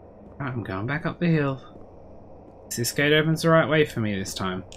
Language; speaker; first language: English; native; English